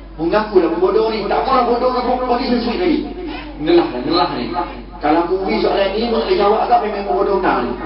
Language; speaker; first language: Malay; native; Malay